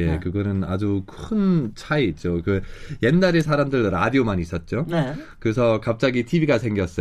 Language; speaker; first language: Korean; non-native, fluent; German